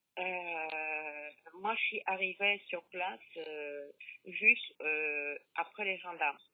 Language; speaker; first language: French; non-native, learner; Polish